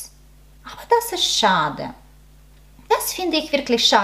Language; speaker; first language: German; non-native, learner; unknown